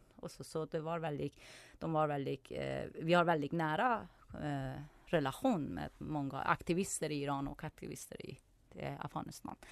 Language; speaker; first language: Swedish; non-native, fluent; Persian